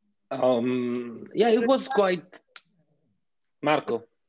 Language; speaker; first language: English; non-native, fluent; Italian